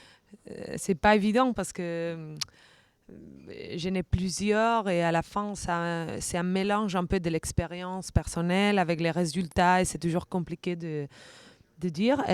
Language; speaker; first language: French; non-native, fluent; Spanish